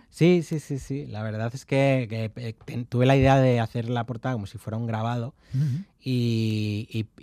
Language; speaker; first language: Spanish; native; Spanish